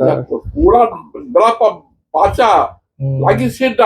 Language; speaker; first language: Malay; non-native, learner; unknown